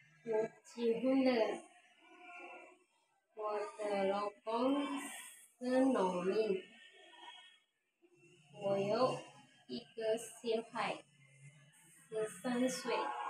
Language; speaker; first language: Chinese; non-native, learner; Indonesian